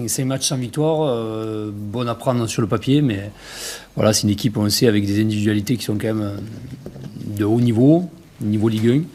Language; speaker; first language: French; native; French